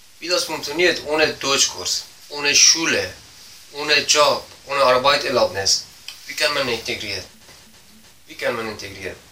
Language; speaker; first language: German; non-native, learner; Persian